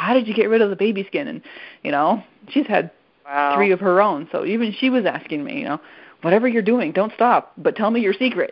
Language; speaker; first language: English; non-native, fluent; French